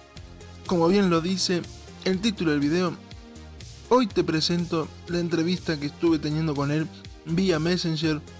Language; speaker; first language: Spanish; native; Spanish